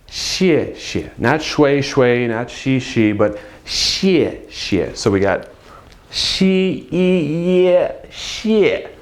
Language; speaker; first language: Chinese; non-native, fluent; English